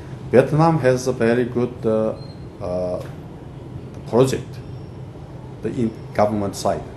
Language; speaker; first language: English; non-native, fluent; Korean